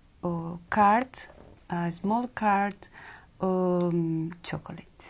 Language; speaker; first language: English; non-native, learner; Spanish